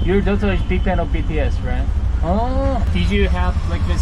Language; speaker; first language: English; non-native, learner; Korean